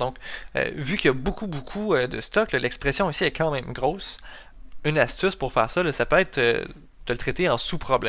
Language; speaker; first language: French; native; French